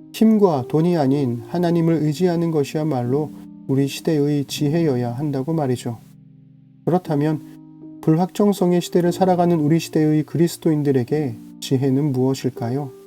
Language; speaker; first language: Korean; native; Korean